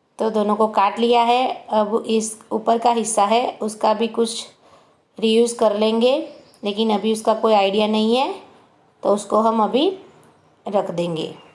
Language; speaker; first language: Hindi; non-native, local second language; Gujarati